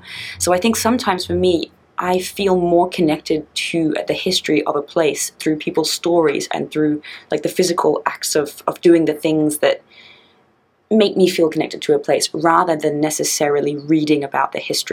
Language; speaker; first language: English; native; English